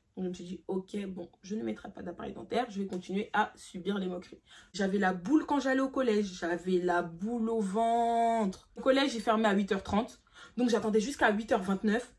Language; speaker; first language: French; early bilingual, other home language; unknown